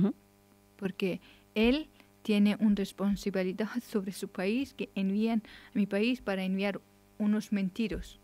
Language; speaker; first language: Spanish; non-native, learner; Persian